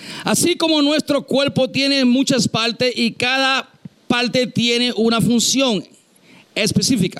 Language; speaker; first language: Spanish; native; Spanish